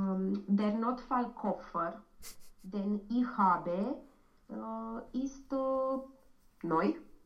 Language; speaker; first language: German; non-native, learner; Romanian